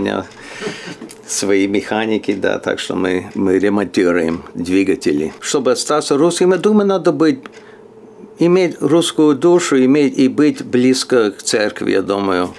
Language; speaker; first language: Russian; early bilingual, heritage; Russian